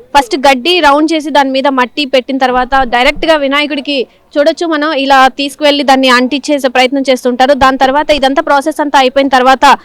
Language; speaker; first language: Telugu; native; Telugu